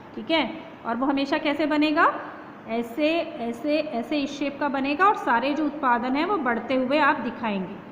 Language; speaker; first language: Hindi; native; Hindi